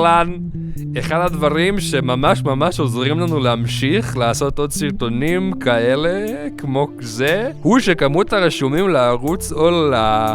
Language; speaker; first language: Hebrew; native; Hebrew